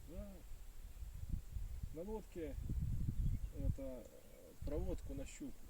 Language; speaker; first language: Russian; native; Russian